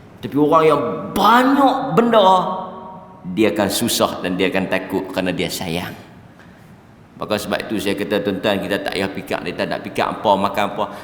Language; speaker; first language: Malay; native; Malay